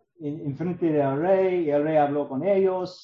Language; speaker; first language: Spanish; non-native, learner; English